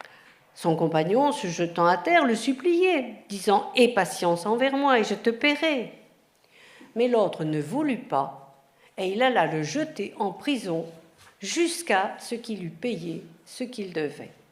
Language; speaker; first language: French; native; French